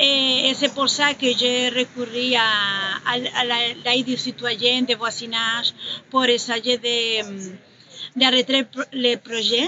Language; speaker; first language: French; non-native, fluent; Spanish